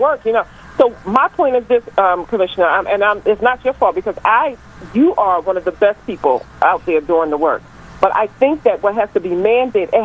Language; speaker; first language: English; native; English